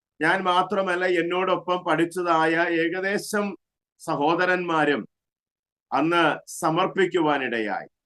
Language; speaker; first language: Malayalam; native; Malayalam